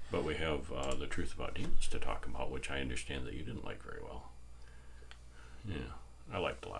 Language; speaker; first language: English; native; English